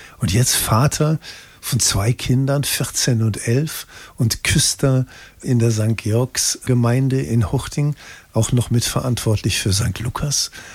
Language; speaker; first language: German; native; German